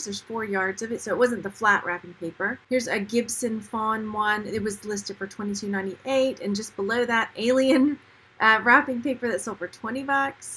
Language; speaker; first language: English; native; English